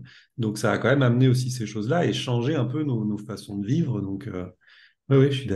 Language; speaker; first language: French; native; French